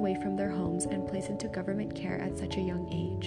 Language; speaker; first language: English; native; English